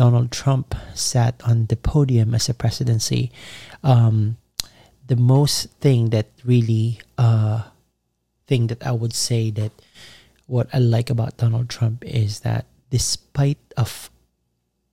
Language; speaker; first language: English; non-native, local second language; Filipino